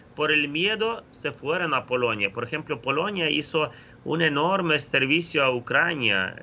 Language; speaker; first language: Spanish; non-native, fluent; Ukrainian